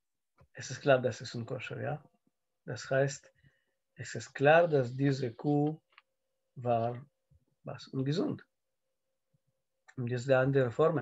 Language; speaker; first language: German; non-native, learner; Russian